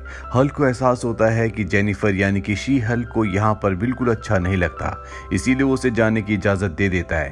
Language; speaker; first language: Hindi; native; Hindi